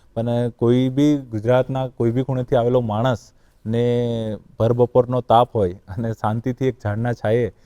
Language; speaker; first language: Gujarati; non-native, local second language; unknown